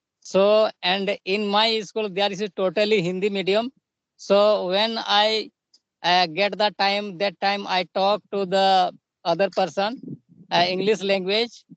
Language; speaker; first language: English; non-native, learner; Santali